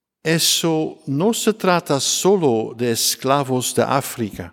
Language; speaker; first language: Spanish; non-native, fluent; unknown